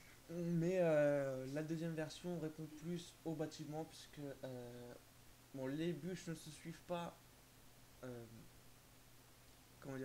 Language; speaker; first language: French; native; French